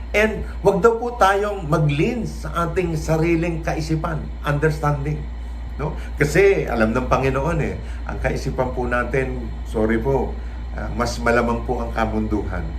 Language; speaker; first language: Filipino; non-native, local second language; Cebuano